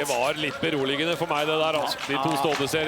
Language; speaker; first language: Norwegian; native; Norwegian